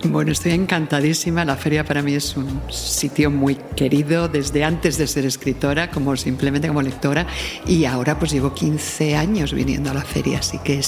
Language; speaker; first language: Spanish; native; Spanish